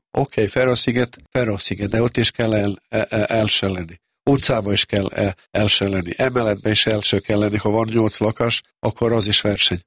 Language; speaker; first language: Hungarian; non-native, fluent; Serbian